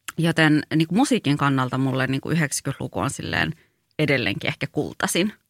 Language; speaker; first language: Finnish; early bilingual, other home language; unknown